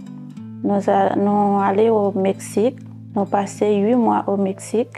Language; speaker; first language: French; non-native, learner; Haitian Creole